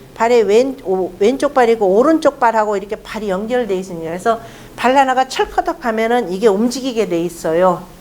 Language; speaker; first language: Korean; native; Korean